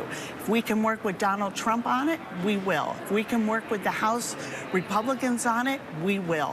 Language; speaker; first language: English; native; English